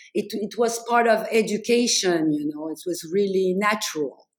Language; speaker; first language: English; non-native, fluent; French